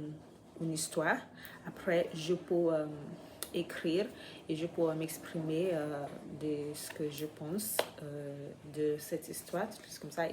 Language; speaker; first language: French; non-native, fluent; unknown